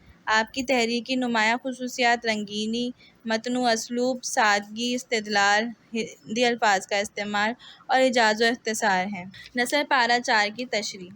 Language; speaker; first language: Urdu; native; Urdu